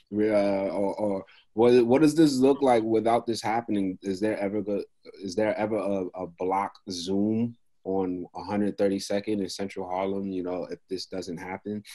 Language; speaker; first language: English; native; English